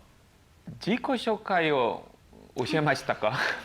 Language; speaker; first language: Japanese; non-native, fluent; Korean